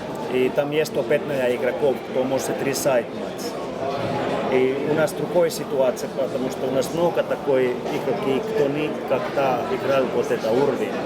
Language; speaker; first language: Russian; non-native, learner; Finnish